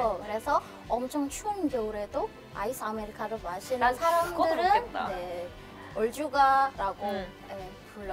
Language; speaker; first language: Korean; non-native, fluent; Indonesian